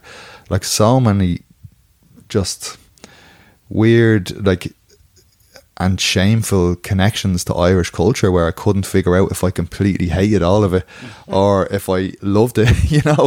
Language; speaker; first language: English; native; English